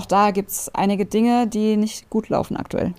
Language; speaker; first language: German; native; German